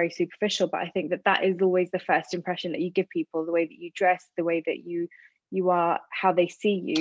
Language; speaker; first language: English; native; English